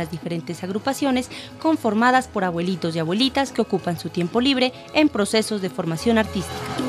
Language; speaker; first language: Spanish; native; Spanish